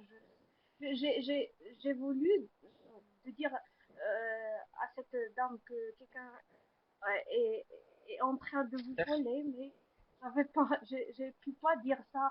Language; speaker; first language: French; non-native, learner; Arabic